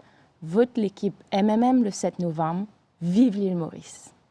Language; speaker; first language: French; non-native, local second language; Morisyen